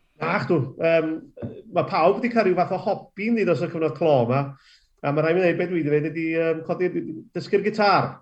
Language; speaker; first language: Welsh; native; Welsh